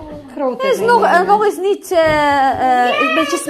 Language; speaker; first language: Dutch; non-native, learner; Arabic